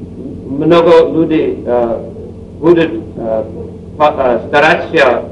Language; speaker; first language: Russian; non-native, learner; English